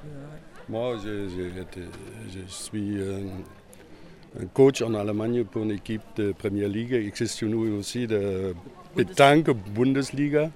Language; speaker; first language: French; non-native, learner; German